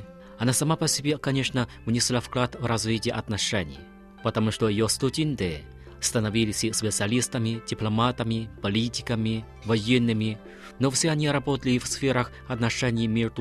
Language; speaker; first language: Russian; non-native, fluent; Chinese